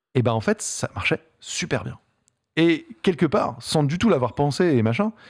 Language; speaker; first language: French; native; French